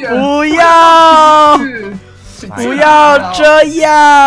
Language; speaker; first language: Chinese; native; Chinese